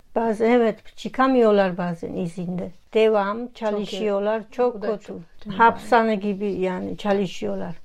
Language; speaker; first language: Turkish; non-native, learner; Georgian